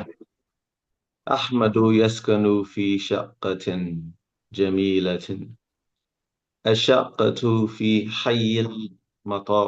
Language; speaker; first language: Arabic; non-native, learner; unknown